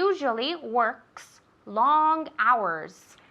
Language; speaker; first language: English; non-native, fluent; Spanish